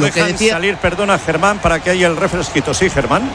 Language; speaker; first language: Spanish; native; Spanish